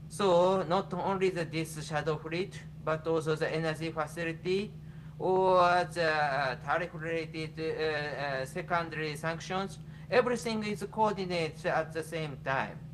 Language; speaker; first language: English; non-native, fluent; Japanese